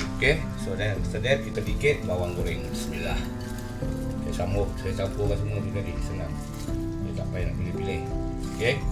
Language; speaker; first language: Malay; native; Malay